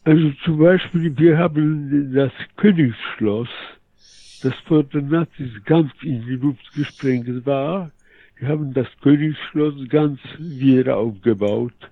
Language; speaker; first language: German; non-native, fluent; Polish